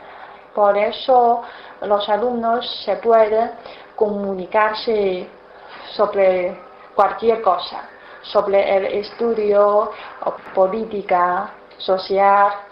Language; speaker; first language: Spanish; non-native, learner; Chinese